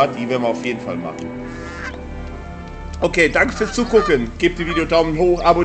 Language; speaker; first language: German; native; German